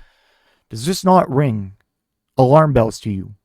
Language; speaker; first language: English; native; English